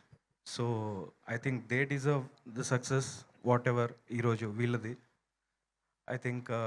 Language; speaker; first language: Telugu; native; Telugu